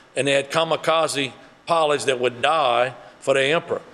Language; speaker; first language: English; early bilingual, other home language; French